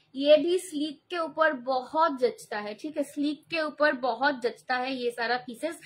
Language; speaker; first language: Hindi; non-native, local second language; Bangla